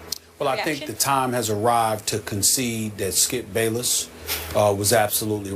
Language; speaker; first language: English; native; English